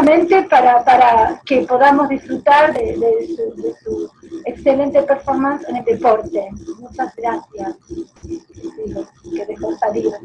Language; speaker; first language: Spanish; native; Spanish